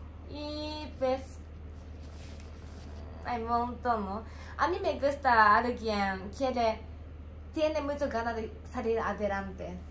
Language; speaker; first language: Spanish; non-native, learner; Japanese